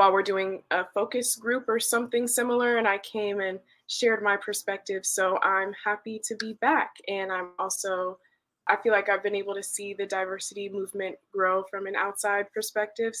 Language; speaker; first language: English; native; English